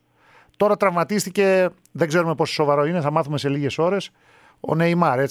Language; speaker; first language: Greek; native; Greek